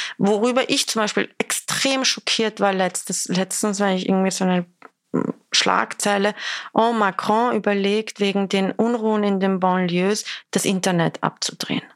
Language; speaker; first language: German; early bilingual, other home language; Persian